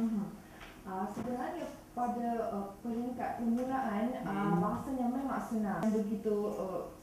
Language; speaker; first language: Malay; non-native, learner; Russian